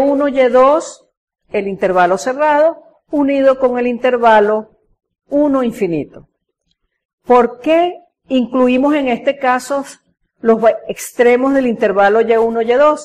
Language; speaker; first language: Spanish; native; Spanish